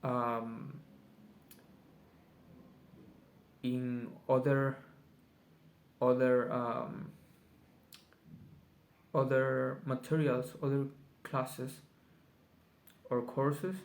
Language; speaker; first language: English; non-native, learner; Spanish